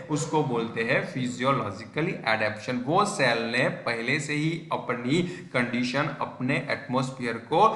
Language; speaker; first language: Hindi; non-native, local second language; Gujarati